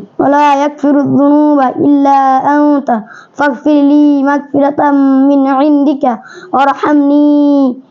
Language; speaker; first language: Arabic; non-native, learner; Bangla